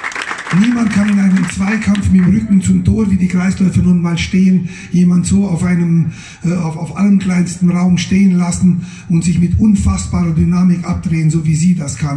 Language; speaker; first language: German; native; German